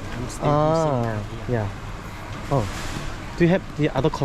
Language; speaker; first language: English; non-native, learner; Korean